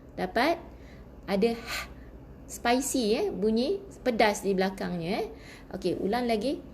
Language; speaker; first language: Malay; native; Malay